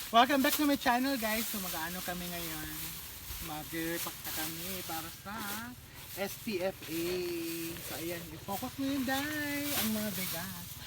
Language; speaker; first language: Filipino; native; Filipino